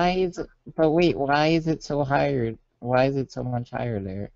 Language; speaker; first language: English; native; English